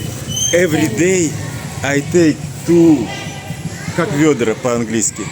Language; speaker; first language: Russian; native; Russian